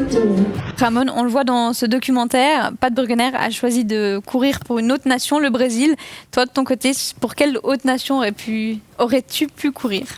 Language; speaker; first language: French; native; French